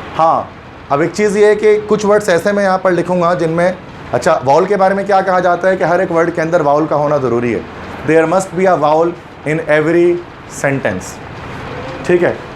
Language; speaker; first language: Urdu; native; Urdu